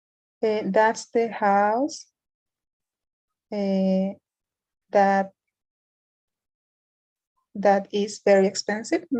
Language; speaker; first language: English; non-native, learner; Spanish